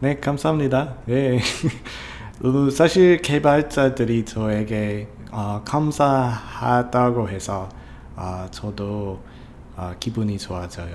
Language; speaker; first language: Korean; non-native, learner; English